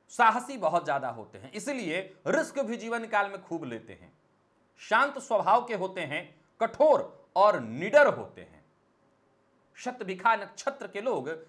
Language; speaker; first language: Hindi; native; Hindi